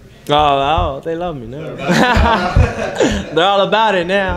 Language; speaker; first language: English; early bilingual, other home language; Spanish